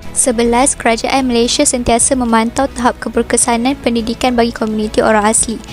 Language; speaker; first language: Malay; native; Malay